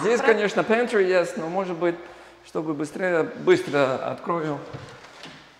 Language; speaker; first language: Russian; non-native, learner; English